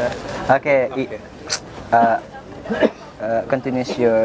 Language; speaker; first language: English; non-native, learner; Indonesian